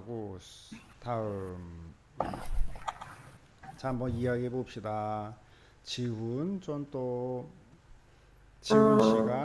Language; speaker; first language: Korean; native; Korean